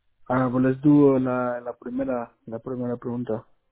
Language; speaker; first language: Spanish; early bilingual, other home language; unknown